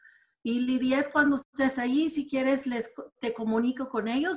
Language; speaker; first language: Spanish; early bilingual, other home language; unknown